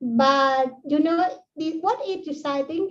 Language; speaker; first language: English; non-native, learner; Thai